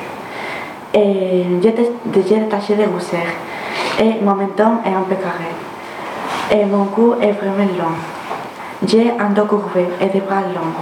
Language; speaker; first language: French; non-native, learner; Spanish